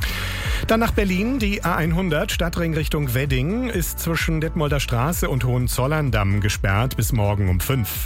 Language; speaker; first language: German; native; German